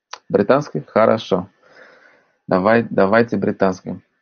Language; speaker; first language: Russian; non-native, fluent; Portuguese